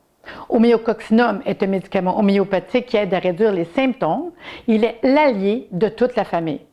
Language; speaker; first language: French; native; French